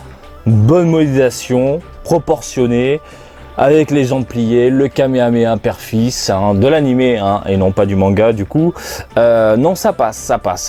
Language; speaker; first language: French; native; French